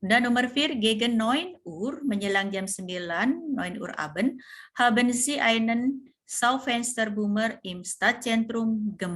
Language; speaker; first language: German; non-native, fluent; Indonesian